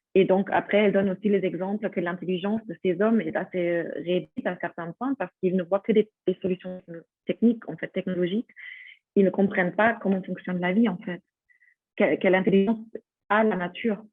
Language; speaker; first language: French; non-native, fluent; German